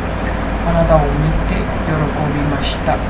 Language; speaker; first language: Japanese; non-native, learner; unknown